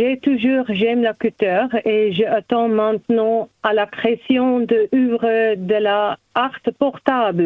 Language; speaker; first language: French; non-native, learner; German